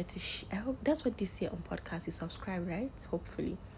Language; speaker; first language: English; non-native, local second language; Hausa